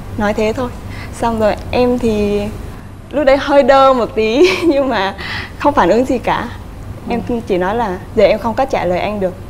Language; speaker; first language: Vietnamese; native; Vietnamese